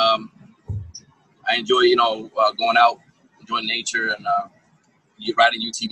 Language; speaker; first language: English; native; English